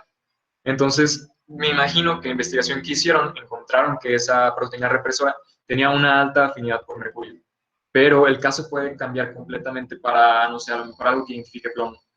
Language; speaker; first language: Spanish; native; Spanish